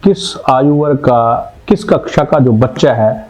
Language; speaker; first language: Hindi; non-native, local second language; Punjabi